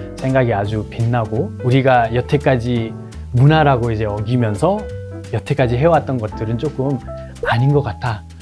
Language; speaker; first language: Korean; non-native, fluent; Nepali